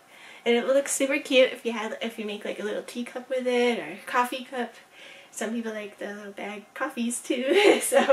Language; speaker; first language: English; native; English